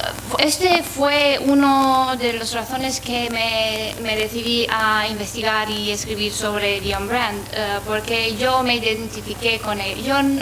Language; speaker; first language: Spanish; non-native, fluent; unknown